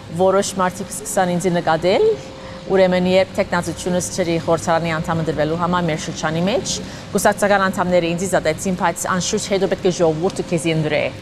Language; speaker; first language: Armenian; early bilingual, heritage; Armenian